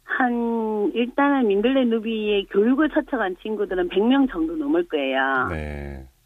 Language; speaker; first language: Korean; native; Korean